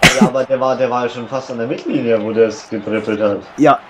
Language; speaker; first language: German; native; German